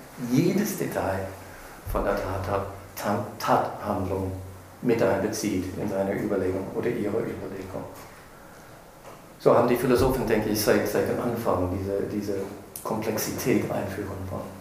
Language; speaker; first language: German; non-native, fluent; English